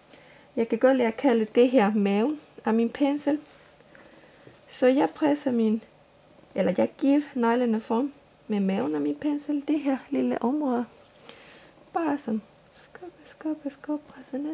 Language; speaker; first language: Danish; non-native, fluent; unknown